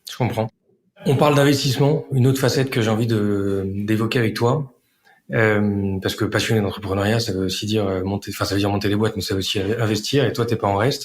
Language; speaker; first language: French; native; French